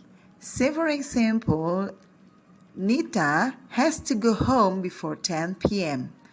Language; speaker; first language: English; non-native, learner; Indonesian